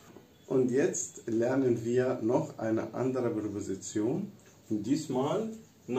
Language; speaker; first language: German; non-native, fluent; Arabic